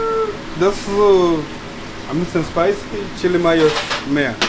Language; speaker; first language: German; non-native, learner; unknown